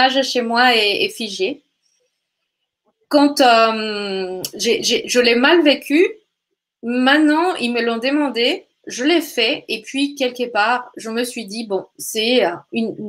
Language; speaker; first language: French; native; French